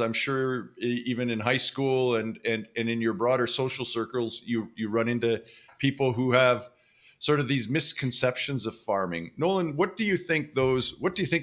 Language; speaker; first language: English; native; English